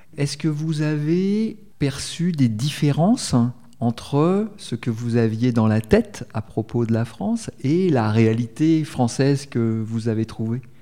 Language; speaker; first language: French; native; French